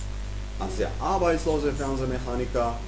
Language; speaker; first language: German; non-native, fluent; Serbian